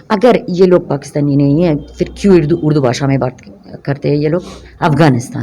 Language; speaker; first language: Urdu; non-native, local second language; Persian